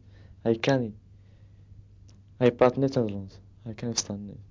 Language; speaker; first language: Dutch; non-native, learner; Arabic